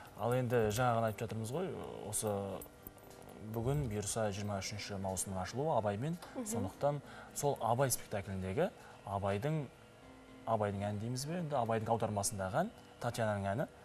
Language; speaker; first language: Kazakh; native; Kazakh